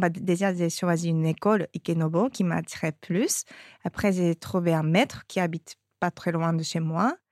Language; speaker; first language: French; non-native, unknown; Japanese